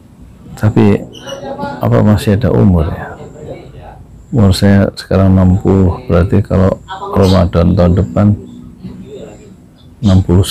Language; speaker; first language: Indonesian; native; Indonesian